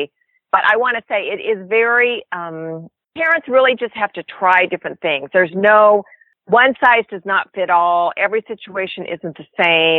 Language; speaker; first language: English; native; English